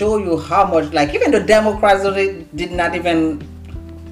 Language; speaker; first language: English; non-native, fluent; Haitian Creole